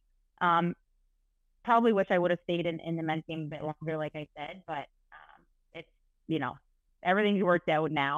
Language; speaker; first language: English; native; English